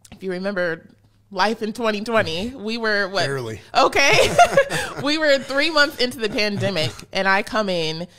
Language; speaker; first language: English; native; English